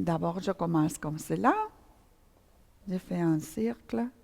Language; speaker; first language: French; non-native, fluent; Spanish